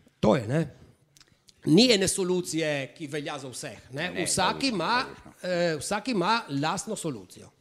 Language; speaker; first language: Slovenian; native; Slovenian